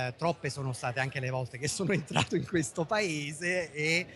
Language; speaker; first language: Italian; native; Italian